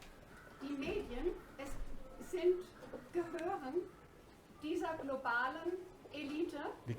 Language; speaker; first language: German; non-native, fluent; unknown